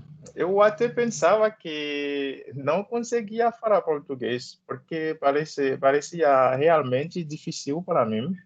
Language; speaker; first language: Portuguese; non-native, learner; Haitian Creole